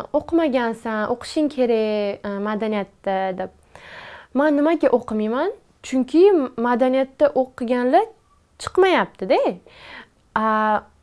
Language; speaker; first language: Uzbek; non-native, local second language; Tajik